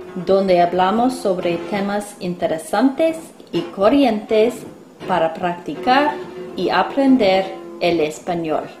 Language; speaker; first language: Spanish; non-native, fluent; English